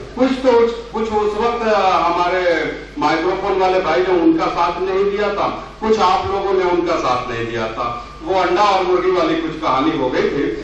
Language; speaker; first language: Urdu; native; Urdu